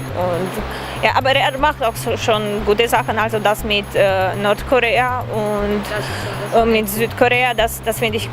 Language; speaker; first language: German; non-native, fluent; Romanian